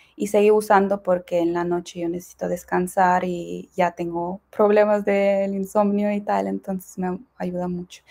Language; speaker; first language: Spanish; non-native, fluent; Ukrainian